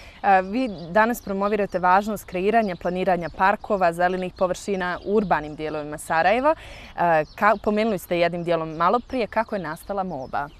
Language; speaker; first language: Serbian; native; Serbian